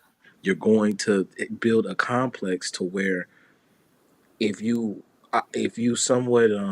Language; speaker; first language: English; native; English